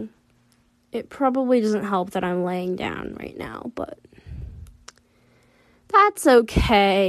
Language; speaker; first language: English; native; English